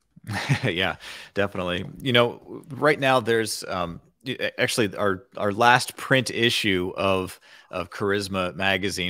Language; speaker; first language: English; native; English